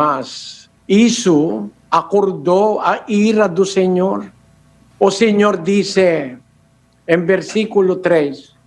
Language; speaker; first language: Portuguese; non-native, learner; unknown